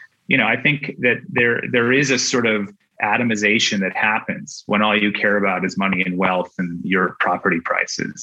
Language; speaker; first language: English; native; English